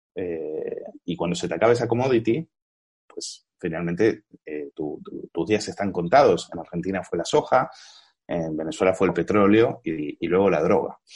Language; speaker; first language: Spanish; native; Spanish